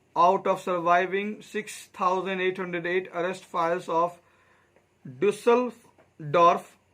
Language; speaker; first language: English; non-native, local second language; Hindi